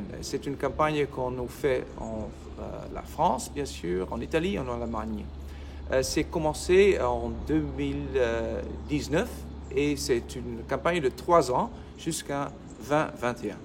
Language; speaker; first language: French; non-native, learner; Dutch